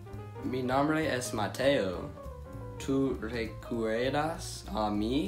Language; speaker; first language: Spanish; non-native, learner; English